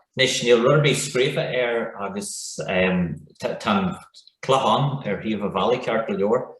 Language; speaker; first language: Irish; non-native, local second language; English